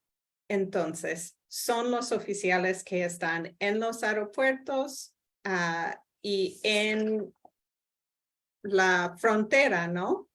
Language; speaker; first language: Spanish; non-native, fluent; English